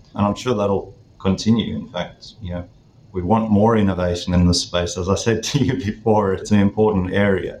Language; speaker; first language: English; native; English